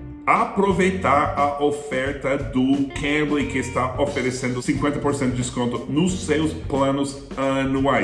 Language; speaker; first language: Portuguese; non-native, fluent; English